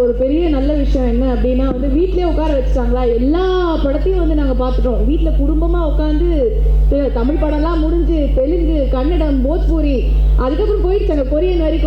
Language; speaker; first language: Tamil; native; Tamil